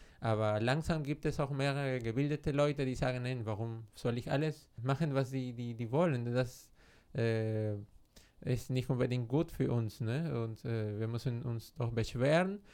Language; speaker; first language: German; non-native, fluent; Spanish